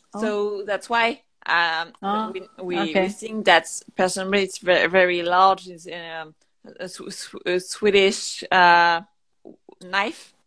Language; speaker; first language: English; non-native, learner; French